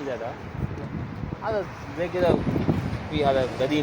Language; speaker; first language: Arabic; non-native, learner; Tamil